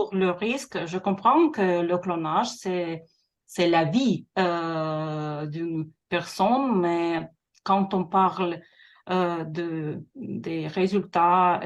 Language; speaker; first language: French; non-native, fluent; Russian